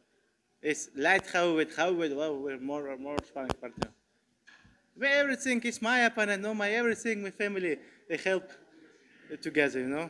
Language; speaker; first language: English; non-native, learner; Turkmen